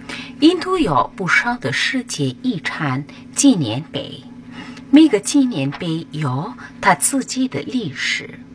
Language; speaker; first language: Chinese; non-native, fluent; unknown